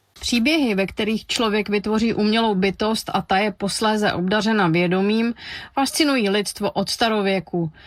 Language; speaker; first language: Czech; native; Czech